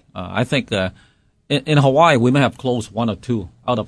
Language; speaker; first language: English; non-native, local second language; Cantonese